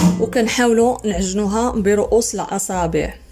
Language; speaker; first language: Arabic; native; Arabic